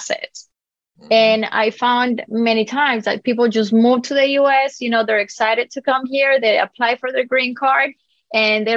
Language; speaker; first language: English; non-native, fluent; Spanish